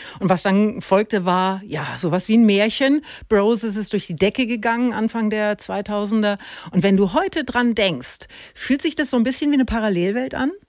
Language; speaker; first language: German; native; German